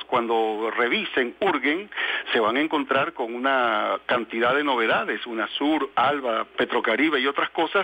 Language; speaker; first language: Spanish; native; Spanish